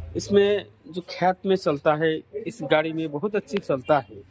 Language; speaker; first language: Hindi; non-native, local second language; Bangla